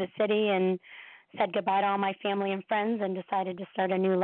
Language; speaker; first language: English; native; English